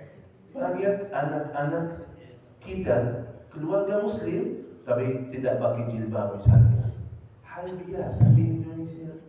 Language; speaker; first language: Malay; non-native, fluent; Arabic